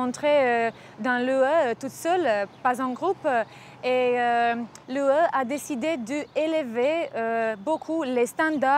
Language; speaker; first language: French; non-native, fluent; Croatian